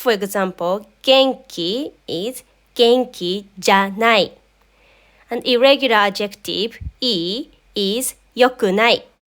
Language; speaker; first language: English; non-native, fluent; Japanese